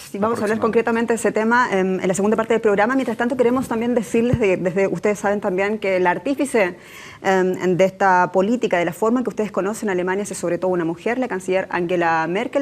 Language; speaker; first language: Spanish; native; Spanish